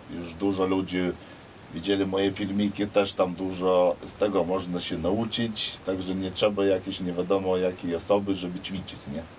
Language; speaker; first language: Polish; non-native, fluent; Lithuanian